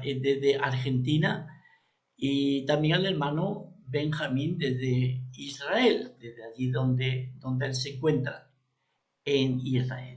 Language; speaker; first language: Spanish; native; Spanish